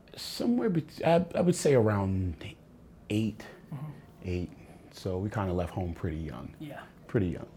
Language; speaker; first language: English; native; English